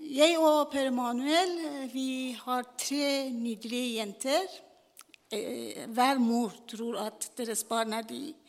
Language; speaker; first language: Norwegian; non-native, fluent; Persian